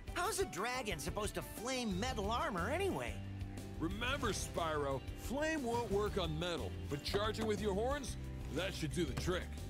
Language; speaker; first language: English; native; English